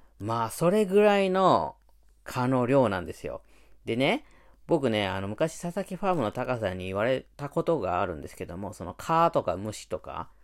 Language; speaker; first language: Japanese; native; Japanese